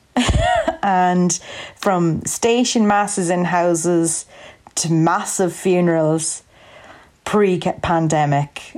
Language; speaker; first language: English; native; English